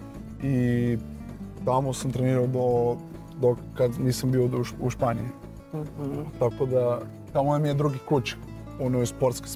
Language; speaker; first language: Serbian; non-native, learner; Portuguese